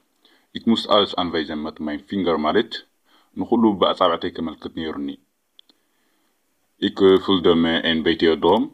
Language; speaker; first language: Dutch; non-native, learner; Tigrinya